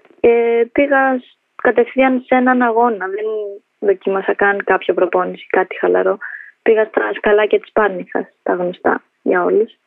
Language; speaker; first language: Greek; early bilingual, other home language; Albanian